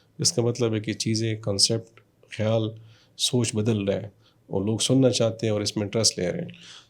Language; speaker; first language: Urdu; non-native, local second language; Pashto